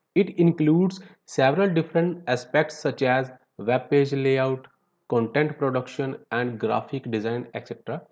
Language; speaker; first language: English; non-native, local second language; Punjabi